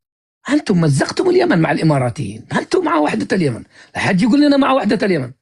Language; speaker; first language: Arabic; native; Arabic